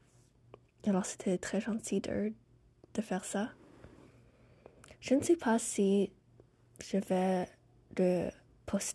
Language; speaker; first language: French; non-native, fluent; English